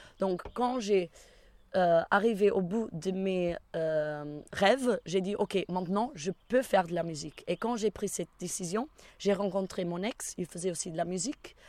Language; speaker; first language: French; non-native, fluent; Portuguese